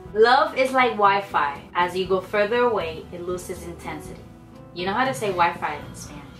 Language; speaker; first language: English; early bilingual, other home language; Spanish